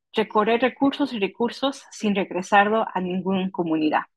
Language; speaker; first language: Spanish; early bilingual, heritage; Spanish